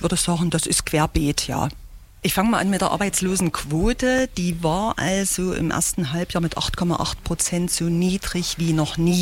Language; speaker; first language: German; native; German